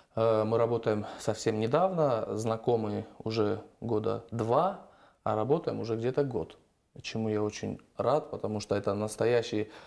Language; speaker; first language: Russian; non-native, local second language; Armenian